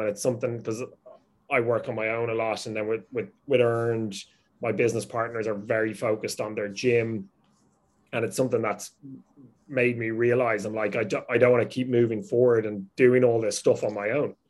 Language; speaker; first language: English; native; English